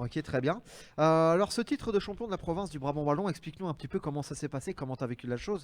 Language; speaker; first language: French; native; French